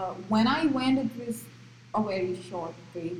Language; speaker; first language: English; non-native, local second language; Marathi